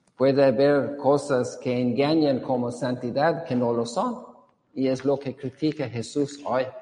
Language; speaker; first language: Spanish; non-native, fluent; English